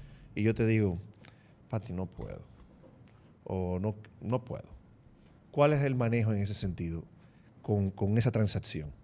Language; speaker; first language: Spanish; native; Spanish